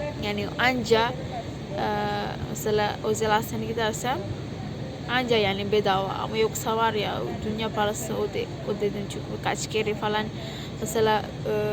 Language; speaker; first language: Turkish; non-native, learner; Indonesian